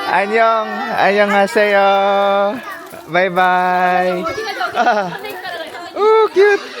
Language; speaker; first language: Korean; non-native, learner; Filipino